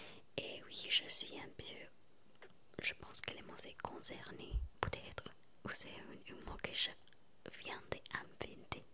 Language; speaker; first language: French; non-native, learner; Spanish